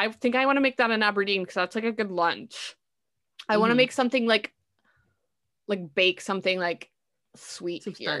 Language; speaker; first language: English; native; English